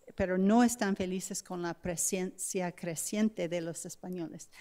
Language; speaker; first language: Spanish; non-native, fluent; English